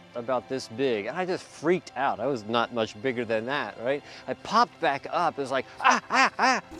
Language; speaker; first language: English; native; English